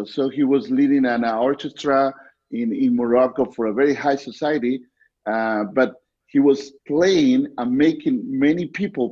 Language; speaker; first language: English; non-native, fluent; Spanish